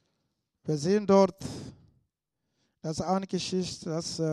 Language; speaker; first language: German; non-native, fluent; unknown